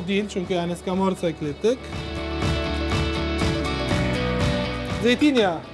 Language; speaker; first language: Turkish; non-native, learner; Italian